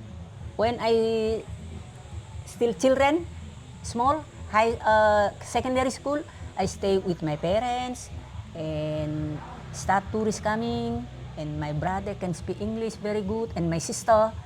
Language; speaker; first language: English; non-native, learner; Batak Toba